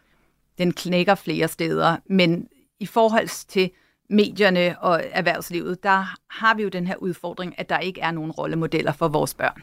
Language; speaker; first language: Danish; native; Danish